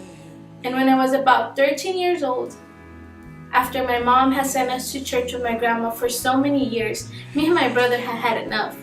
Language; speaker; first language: English; early bilingual, other home language; Spanish